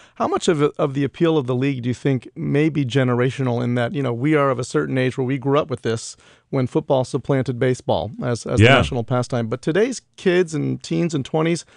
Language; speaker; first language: English; native; English